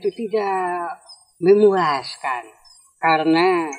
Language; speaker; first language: Indonesian; non-native, local second language; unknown